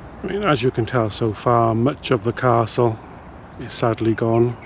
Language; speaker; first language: English; native; English